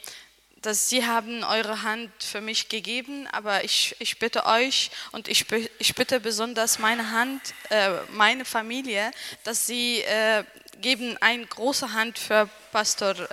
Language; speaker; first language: German; non-native, learner; Arabic